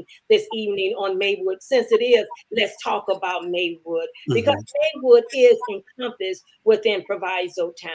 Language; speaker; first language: English; native; English